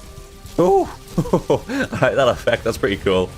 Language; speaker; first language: English; native; English